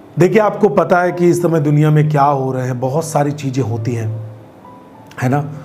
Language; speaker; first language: Hindi; native; Hindi